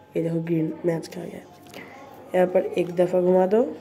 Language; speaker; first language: Hindi; non-native, local second language; Bangla